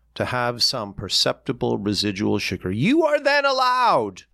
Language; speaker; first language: English; native; English